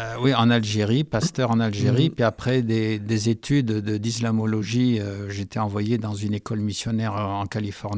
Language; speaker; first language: French; early bilingual, heritage; French